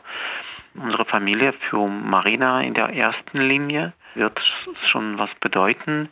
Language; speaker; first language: German; non-native, fluent; Belarusian